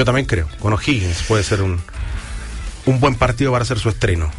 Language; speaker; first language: Spanish; native; Spanish